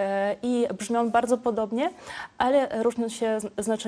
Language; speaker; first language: Polish; non-native, local second language; Ukrainian